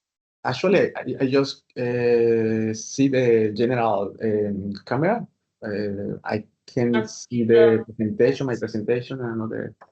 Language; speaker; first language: English; non-native, fluent; Spanish